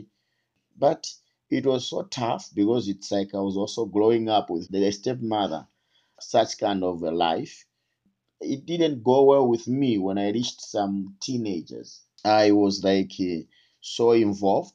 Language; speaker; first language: English; non-native, local second language; Tumbuka